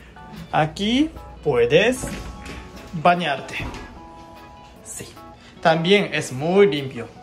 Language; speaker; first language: Spanish; non-native, learner; Japanese